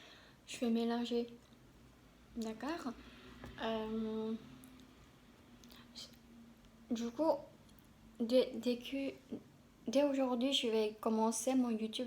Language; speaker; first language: French; non-native, learner; Korean